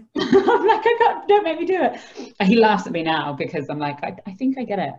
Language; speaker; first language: English; native; English